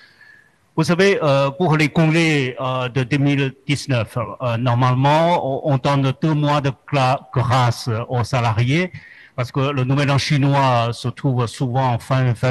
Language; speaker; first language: French; non-native, fluent; Chinese